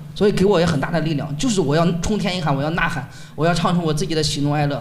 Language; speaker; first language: Chinese; native; Chinese